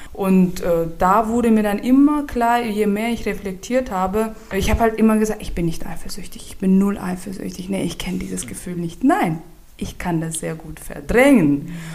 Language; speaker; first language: German; non-native, fluent; Turkmen